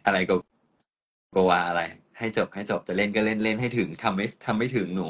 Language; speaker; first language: Thai; native; Thai